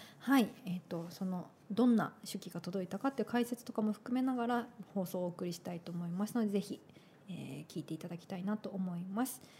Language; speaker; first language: Japanese; native; Japanese